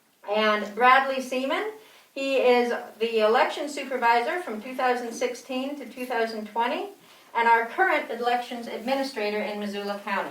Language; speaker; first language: English; native; English